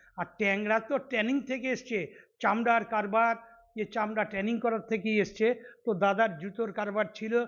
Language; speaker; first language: Bangla; native; Bangla